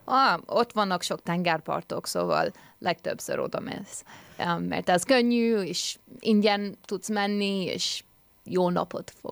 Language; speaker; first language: Hungarian; early bilingual, heritage; English